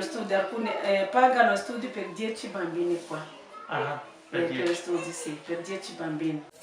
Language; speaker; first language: Italian; non-native, learner; French